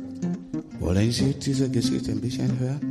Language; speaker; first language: German; non-native, learner; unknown